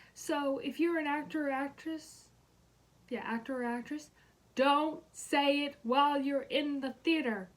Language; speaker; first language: English; native; English